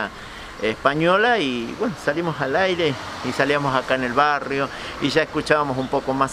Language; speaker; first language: Spanish; native; Spanish